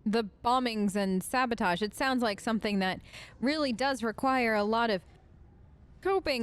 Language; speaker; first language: English; native; English